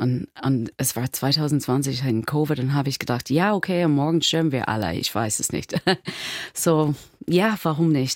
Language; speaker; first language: German; non-native, learner; English